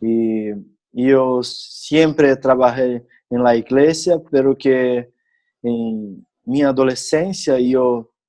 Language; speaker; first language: Spanish; non-native, learner; Portuguese